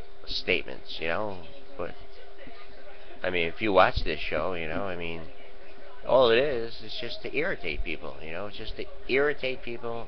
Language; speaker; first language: English; native; English